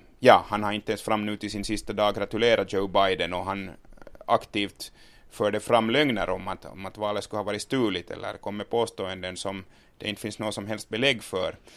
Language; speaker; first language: Swedish; native; Swedish